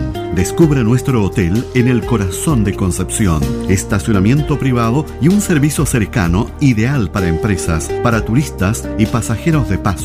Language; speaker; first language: Spanish; native; Spanish